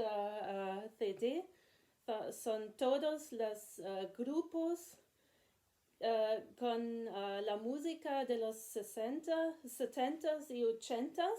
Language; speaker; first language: Spanish; non-native, learner; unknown